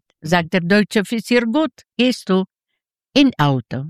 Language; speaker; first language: German; non-native, fluent; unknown